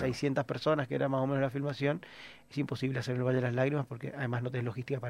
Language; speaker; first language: Spanish; native; Spanish